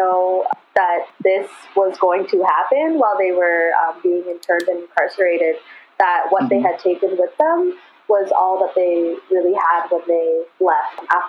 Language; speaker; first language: English; native; English